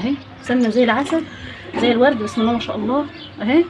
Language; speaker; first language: Arabic; native; Arabic